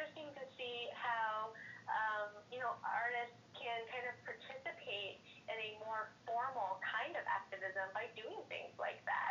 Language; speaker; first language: English; native; English